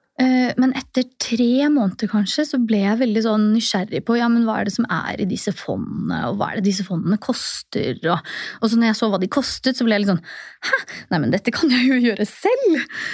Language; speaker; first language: Norwegian; native; Norwegian